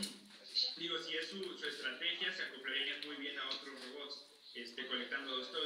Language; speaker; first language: Spanish; native; Spanish